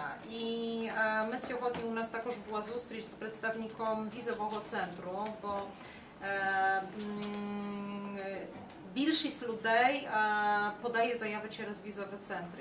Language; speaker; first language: Ukrainian; non-native, fluent; Polish